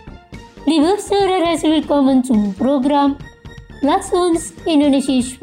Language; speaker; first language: German; non-native, fluent; Indonesian